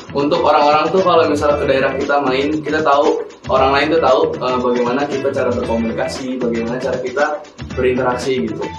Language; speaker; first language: Indonesian; native; Indonesian